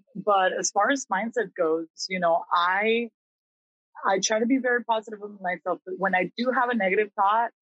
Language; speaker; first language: English; early bilingual, other home language; Spanish